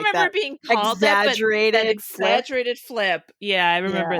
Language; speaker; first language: English; native; English